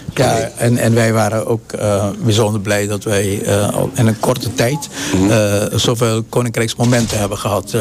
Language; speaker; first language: Dutch; non-native, local second language; Papiamento